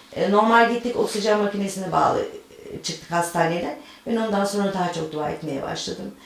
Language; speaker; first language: Turkish; native; Turkish